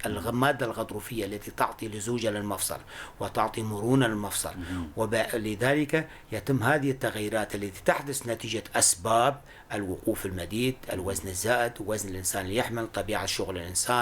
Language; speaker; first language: Arabic; non-native, local second language; Kurdish